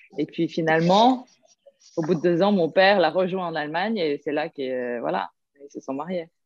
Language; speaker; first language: French; early bilingual, other home language; Korean